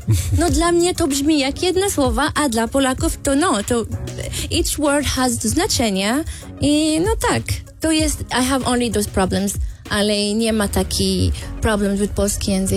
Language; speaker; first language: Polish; non-native, learner; Arabic